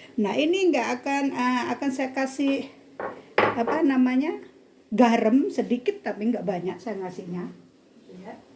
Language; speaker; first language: Indonesian; native; Indonesian